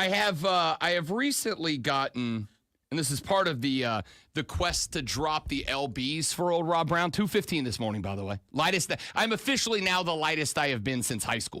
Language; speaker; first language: English; native; English